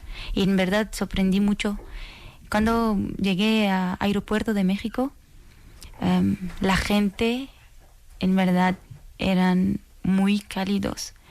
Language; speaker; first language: Spanish; non-native, learner; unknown